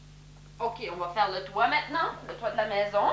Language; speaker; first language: French; native; French